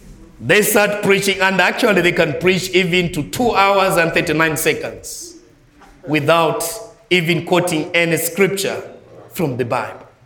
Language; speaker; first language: English; non-native, local second language; Nyanja